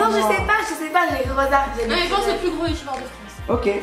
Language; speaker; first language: French; native; French